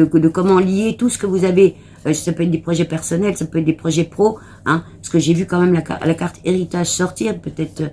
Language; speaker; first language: French; native; French